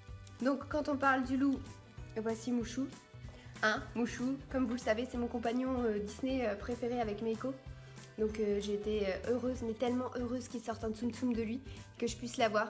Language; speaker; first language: French; native; French